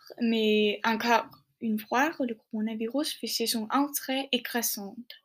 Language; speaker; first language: French; non-native, learner; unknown